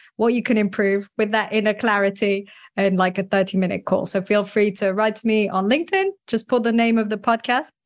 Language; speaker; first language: English; non-native, fluent; French